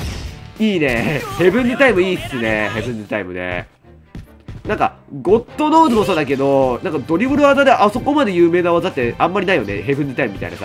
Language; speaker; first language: Japanese; native; Japanese